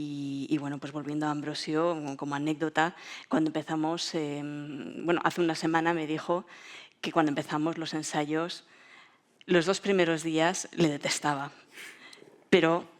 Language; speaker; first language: Spanish; native; Spanish